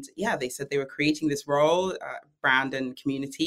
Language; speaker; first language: English; native; English